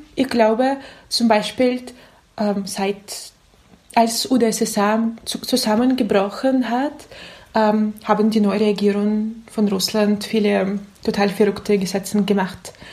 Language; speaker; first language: German; non-native, learner; Russian